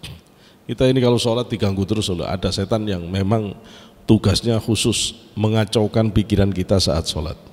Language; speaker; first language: Indonesian; native; Indonesian